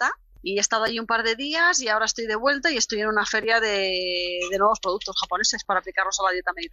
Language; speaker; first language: Spanish; native; Spanish